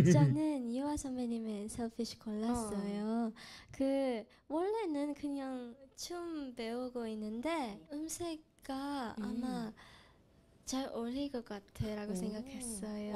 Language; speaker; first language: Korean; non-native, learner; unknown